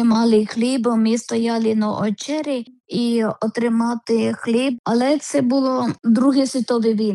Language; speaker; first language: Ukrainian; non-native, learner; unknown